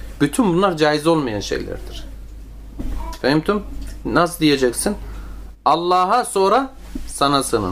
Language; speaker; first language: Turkish; native; Turkish